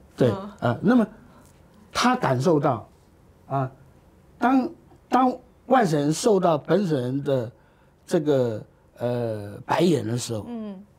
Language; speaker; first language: Chinese; native; Chinese